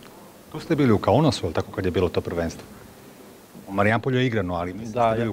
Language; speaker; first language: Serbian; native; Serbian